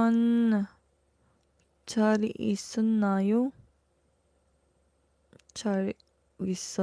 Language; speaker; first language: Korean; non-native, learner; Filipino